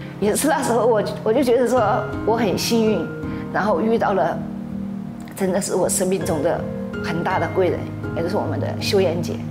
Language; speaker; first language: Chinese; native; Chinese